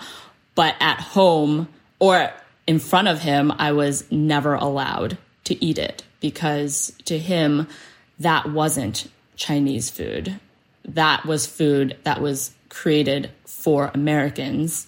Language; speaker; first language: English; early bilingual, other home language; Cantonese